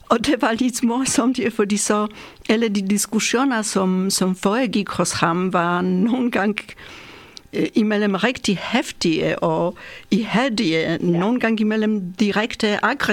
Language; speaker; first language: Danish; non-native, fluent; Polish